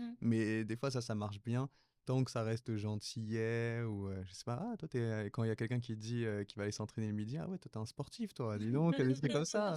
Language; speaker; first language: French; early bilingual, other home language; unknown